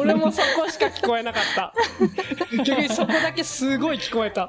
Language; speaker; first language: Japanese; native; Japanese